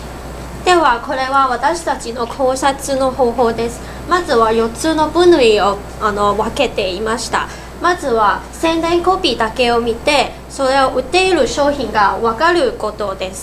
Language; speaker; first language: Japanese; non-native, learner; Cantonese